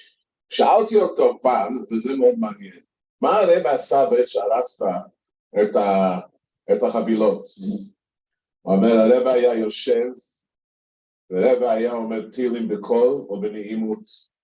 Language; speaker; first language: Hebrew; non-native, fluent; English